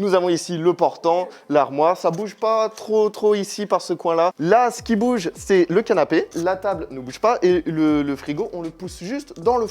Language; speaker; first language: French; native; French